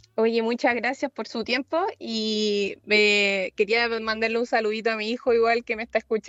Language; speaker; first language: Spanish; native; Spanish